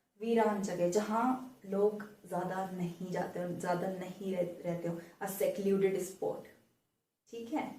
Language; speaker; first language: Hindi; native; Hindi